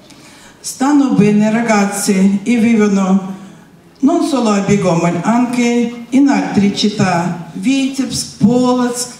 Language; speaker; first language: Italian; non-native, learner; Russian